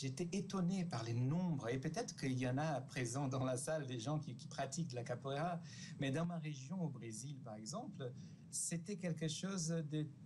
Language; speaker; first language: French; non-native, fluent; Portuguese